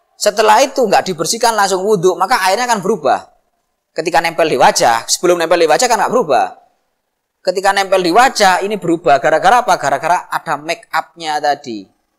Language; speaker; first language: Indonesian; non-native, local second language; Javanese